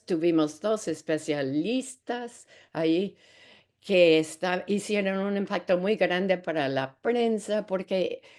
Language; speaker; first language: Spanish; non-native, fluent; English